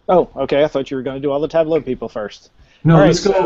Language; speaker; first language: English; native; English